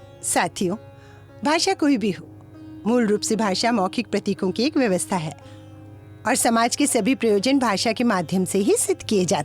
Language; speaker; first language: Hindi; native; Hindi